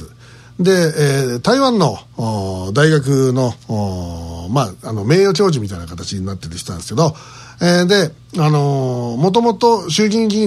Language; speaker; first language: Japanese; native; Japanese